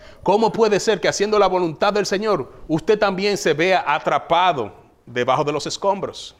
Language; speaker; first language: Spanish; native; Spanish